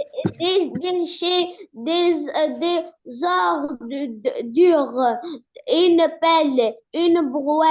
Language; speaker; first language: French; non-native, learner; Arabic